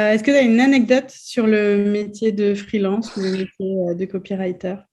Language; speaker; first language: French; native; French